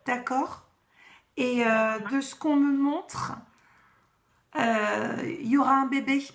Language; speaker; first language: French; native; French